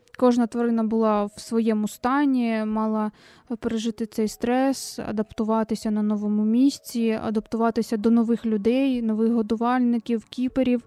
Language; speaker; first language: Ukrainian; native; Ukrainian